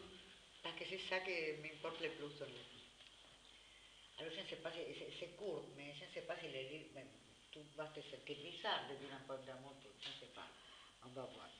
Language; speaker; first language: French; non-native, learner; Spanish